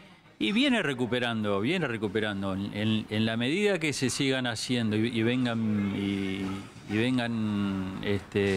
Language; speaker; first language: Spanish; native; Spanish